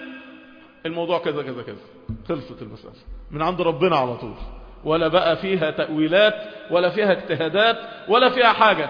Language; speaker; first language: Arabic; native; Arabic